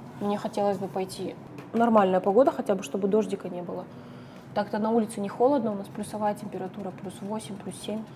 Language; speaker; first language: Russian; native; Russian